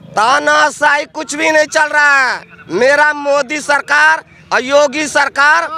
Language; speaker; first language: Hindi; native; Hindi